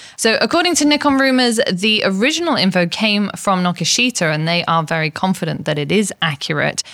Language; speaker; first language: English; native; English